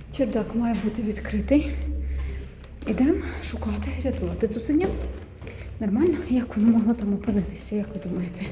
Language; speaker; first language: Ukrainian; non-native, local second language; Russian